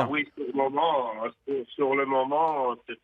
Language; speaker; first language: French; non-native, fluent; Russian